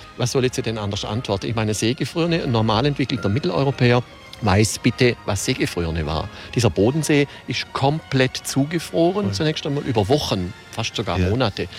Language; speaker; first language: German; native; German